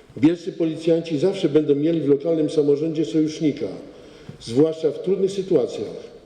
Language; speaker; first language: Polish; native; Polish